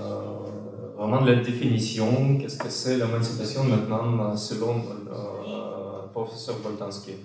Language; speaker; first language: French; non-native, fluent; Russian